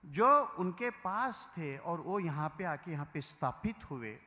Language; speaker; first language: Hindi; non-native, local second language; Marathi